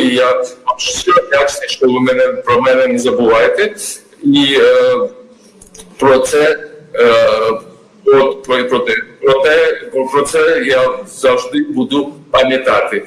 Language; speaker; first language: Ukrainian; non-native, learner; Georgian